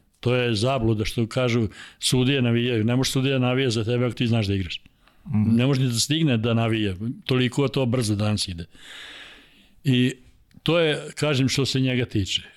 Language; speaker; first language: Serbian; native; Serbian